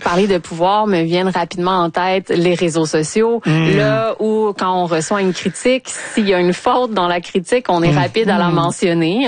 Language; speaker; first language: French; native; French